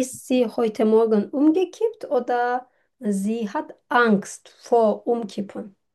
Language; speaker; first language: German; non-native, learner; Turkish